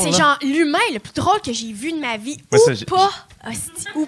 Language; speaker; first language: French; native; French